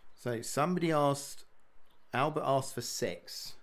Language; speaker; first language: English; native; English